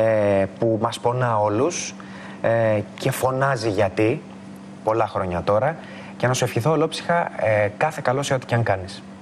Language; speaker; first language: Greek; native; Greek